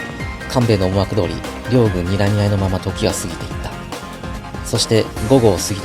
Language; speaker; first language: Japanese; native; Japanese